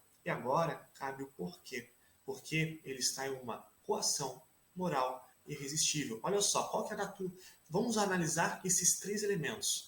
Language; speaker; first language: Portuguese; native; Portuguese